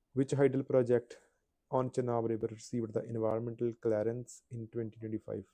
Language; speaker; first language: English; non-native, local second language; Punjabi